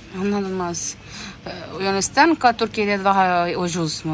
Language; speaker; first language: Turkish; non-native, learner; Arabic